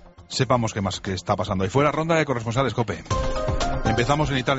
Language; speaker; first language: Spanish; native; Spanish